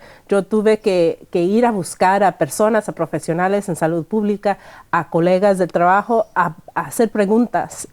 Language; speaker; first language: Spanish; early bilingual, heritage; Spanish